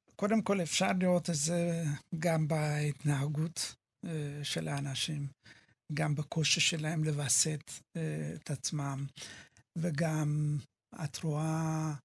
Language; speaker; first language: Hebrew; early bilingual, other home language; Amharic